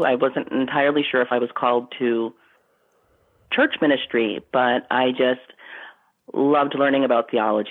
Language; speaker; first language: English; native; English